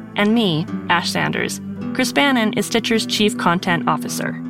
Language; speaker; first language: English; native; English